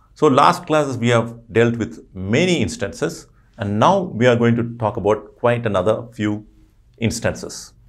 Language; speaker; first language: English; non-native, local second language; Urdu